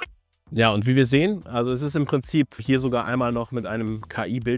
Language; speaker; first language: German; native; German